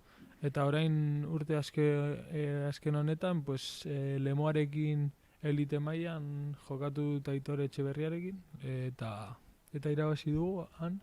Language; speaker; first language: Basque; non-native, local second language; Spanish